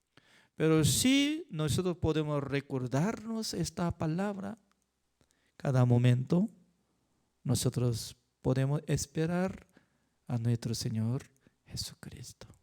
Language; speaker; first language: Spanish; non-native, learner; Korean